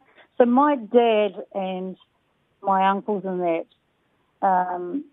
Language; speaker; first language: English; native; English